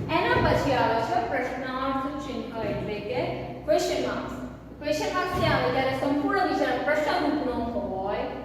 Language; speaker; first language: Gujarati; native; Gujarati